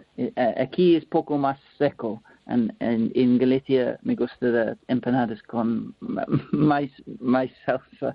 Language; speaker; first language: Spanish; non-native, learner; English